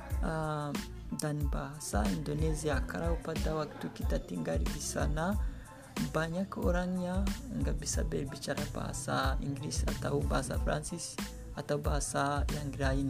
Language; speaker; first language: Indonesian; non-native, learner; Kinyarwanda